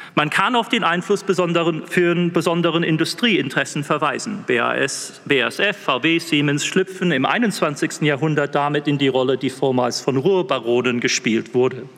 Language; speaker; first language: German; non-native, fluent; English